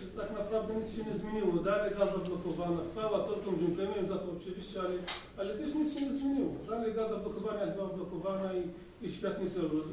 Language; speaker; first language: Polish; non-native, fluent; Arabic